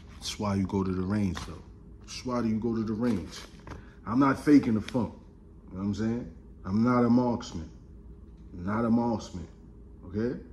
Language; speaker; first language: English; native; English